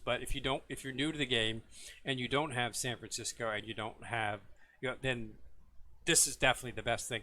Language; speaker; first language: English; native; English